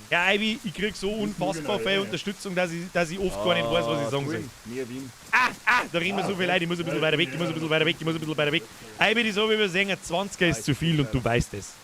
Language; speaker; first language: German; native; German